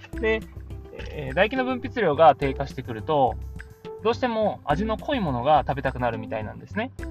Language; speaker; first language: Japanese; native; Japanese